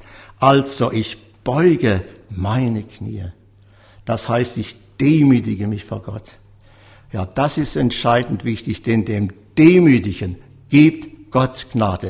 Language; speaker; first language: German; native; German